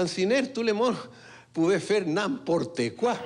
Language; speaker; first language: French; non-native, fluent; Spanish